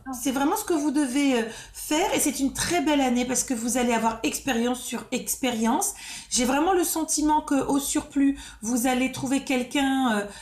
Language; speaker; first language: French; native; French